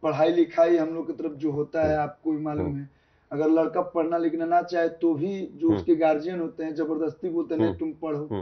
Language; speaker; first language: Hindi; native; Hindi